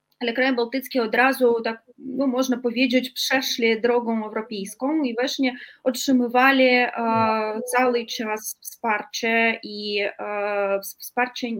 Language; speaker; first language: Polish; non-native, fluent; Russian